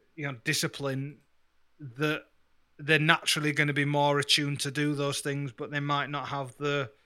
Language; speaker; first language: English; native; English